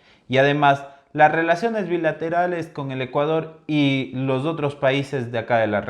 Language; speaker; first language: Spanish; native; Spanish